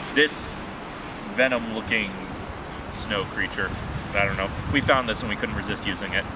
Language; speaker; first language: English; native; English